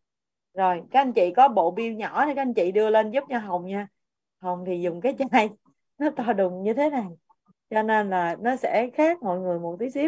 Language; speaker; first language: Vietnamese; native; Vietnamese